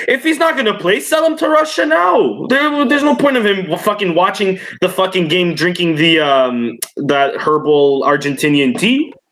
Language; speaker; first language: English; early bilingual, other home language; Portuguese